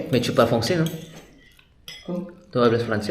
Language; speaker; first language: Spanish; non-native, fluent; Indonesian